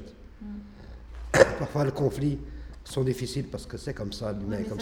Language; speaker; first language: French; early bilingual, other home language; Arabic